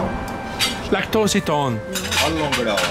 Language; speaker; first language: Finnish; non-native, learner; Italian